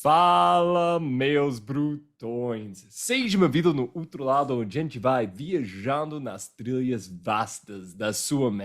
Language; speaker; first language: Portuguese; non-native, fluent; English